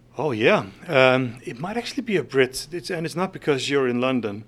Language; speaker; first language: English; non-native, fluent; Faroese